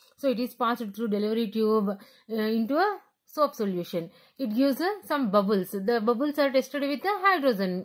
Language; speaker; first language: English; non-native, local second language; Telugu